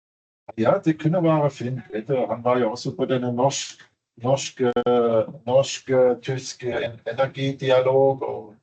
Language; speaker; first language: Norwegian; non-native, fluent; German